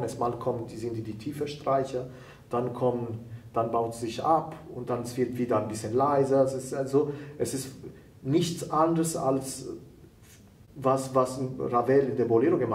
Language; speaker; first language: German; non-native, fluent; Italian